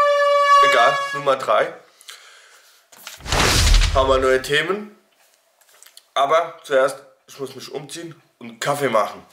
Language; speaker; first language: German; non-native, fluent; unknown